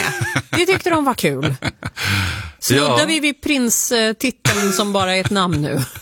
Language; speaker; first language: Swedish; native; Swedish